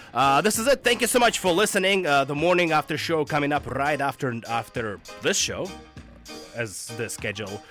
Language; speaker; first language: English; non-native, fluent; Russian